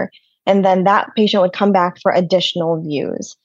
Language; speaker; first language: English; native; English